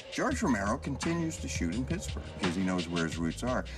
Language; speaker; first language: English; native; English